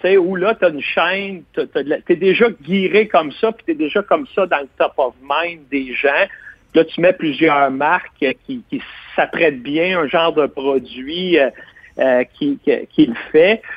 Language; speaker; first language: French; native; French